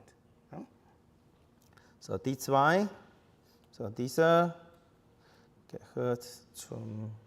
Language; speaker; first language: German; non-native, fluent; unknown